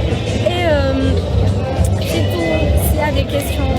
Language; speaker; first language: French; non-native, local second language; Malagasy